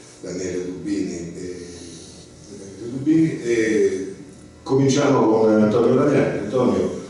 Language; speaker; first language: Italian; native; Italian